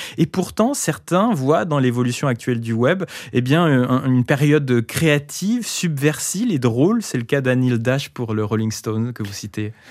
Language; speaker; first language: French; native; French